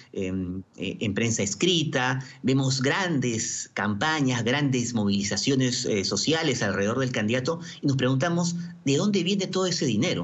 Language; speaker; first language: Spanish; native; Spanish